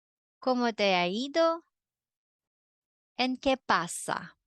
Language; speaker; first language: Spanish; non-native, fluent; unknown